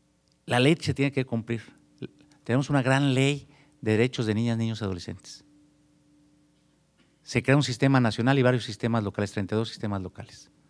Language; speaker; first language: Spanish; native; Spanish